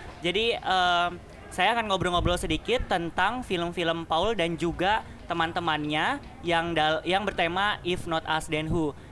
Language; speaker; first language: Indonesian; native; Indonesian